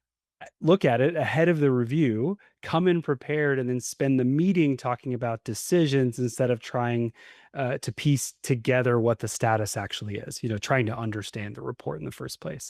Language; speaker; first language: English; native; English